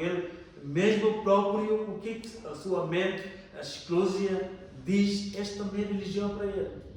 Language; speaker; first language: Portuguese; non-native, learner; Bangla